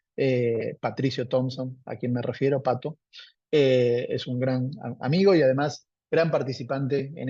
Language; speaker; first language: Spanish; native; Spanish